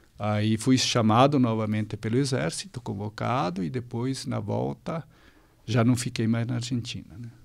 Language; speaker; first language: Portuguese; non-native, fluent; Spanish